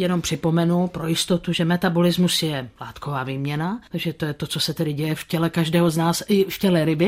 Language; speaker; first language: Czech; native; Czech